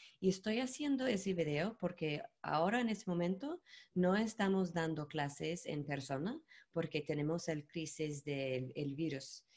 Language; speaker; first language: Spanish; non-native, learner; English